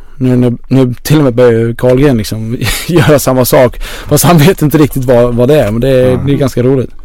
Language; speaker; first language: Swedish; native; Swedish